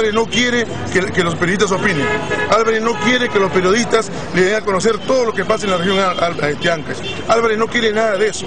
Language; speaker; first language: Spanish; native; Spanish